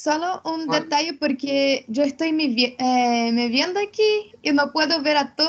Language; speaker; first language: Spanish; non-native, learner; Portuguese